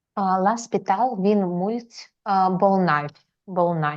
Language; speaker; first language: Romanian; non-native, learner; Russian